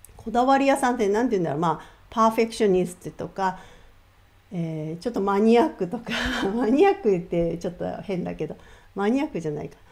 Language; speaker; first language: Japanese; native; Japanese